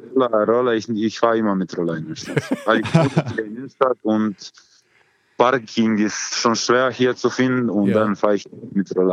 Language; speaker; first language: German; non-native, learner; Croatian